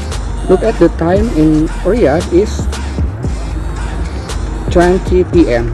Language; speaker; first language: English; non-native, learner; Indonesian